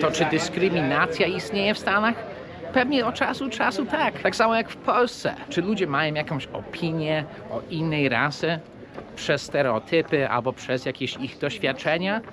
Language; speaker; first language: Polish; early bilingual, heritage; English